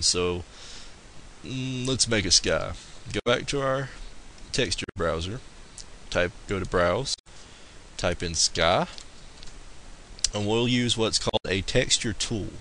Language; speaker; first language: English; native; English